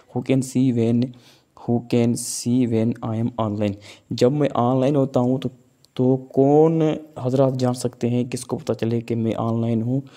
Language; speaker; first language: Urdu; non-native, local second language; Sindhi